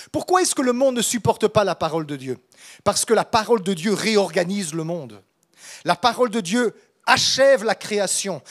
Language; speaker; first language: French; native; French